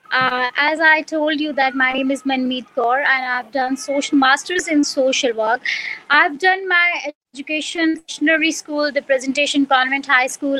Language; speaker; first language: English; non-native, local second language; Punjabi